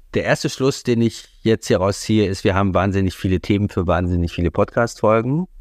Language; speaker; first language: German; non-native, fluent; Ukrainian